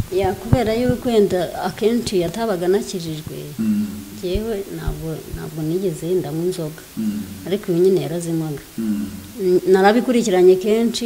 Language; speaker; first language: Kinyarwanda; native; Kinyarwanda